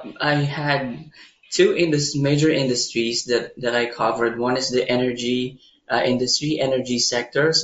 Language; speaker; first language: English; non-native, local second language; Filipino